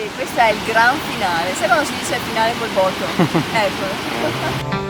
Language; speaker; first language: Italian; native; Italian